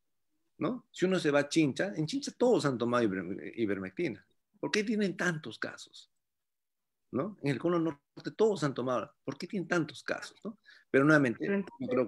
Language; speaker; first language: Spanish; native; Spanish